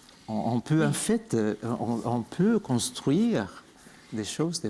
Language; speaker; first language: French; non-native, fluent; Spanish